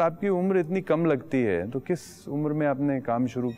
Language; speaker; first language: Hindi; native; Hindi